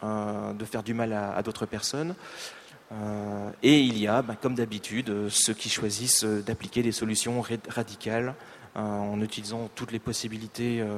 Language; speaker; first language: French; native; French